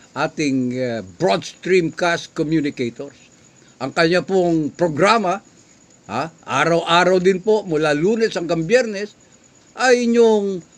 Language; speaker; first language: Filipino; non-native, local second language; Iloko